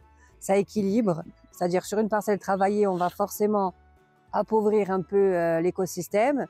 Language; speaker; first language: French; native; French